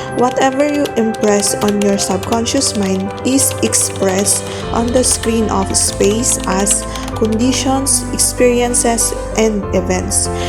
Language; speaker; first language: English; non-native, local second language; Filipino